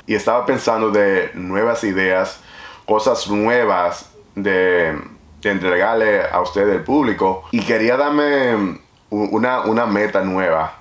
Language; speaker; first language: Spanish; native; Spanish